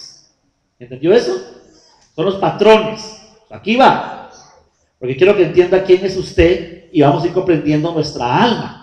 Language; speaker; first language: Spanish; native; Spanish